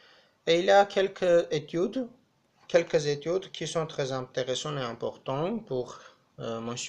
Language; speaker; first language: French; non-native, fluent; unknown